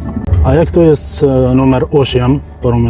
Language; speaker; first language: Polish; non-native, learner; English